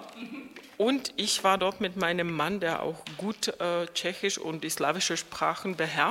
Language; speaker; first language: German; non-native, fluent; Czech